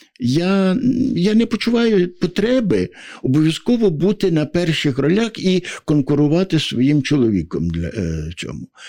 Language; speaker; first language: Ukrainian; native; Ukrainian